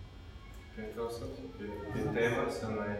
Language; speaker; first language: Spanish; non-native, fluent; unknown